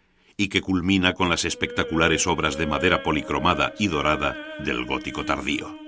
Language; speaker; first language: Spanish; native; Spanish